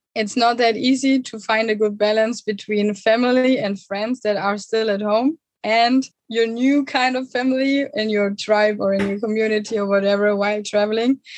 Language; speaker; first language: English; non-native, fluent; German